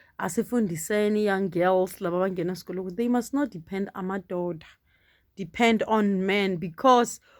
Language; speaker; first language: Zulu; non-native, local second language; Southern Sotho